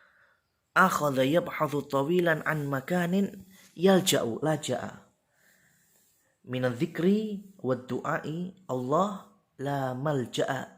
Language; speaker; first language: Arabic; non-native, fluent; Indonesian